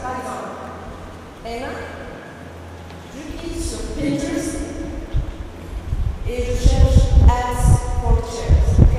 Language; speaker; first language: French; non-native, local second language; Arabic